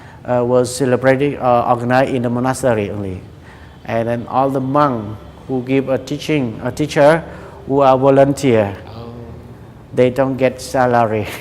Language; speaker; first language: English; non-native, learner; Khmer